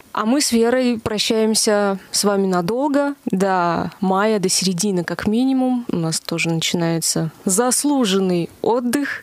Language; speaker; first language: Russian; native; Russian